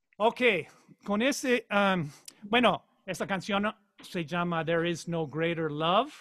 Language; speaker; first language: Spanish; non-native, learner; English